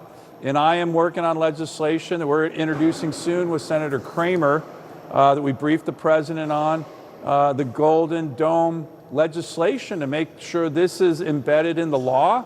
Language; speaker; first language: English; native; English